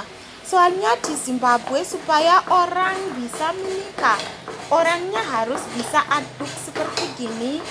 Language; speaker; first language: Indonesian; non-native, fluent; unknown